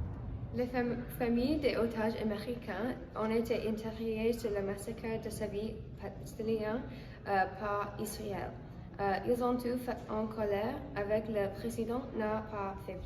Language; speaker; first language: French; non-native, learner; English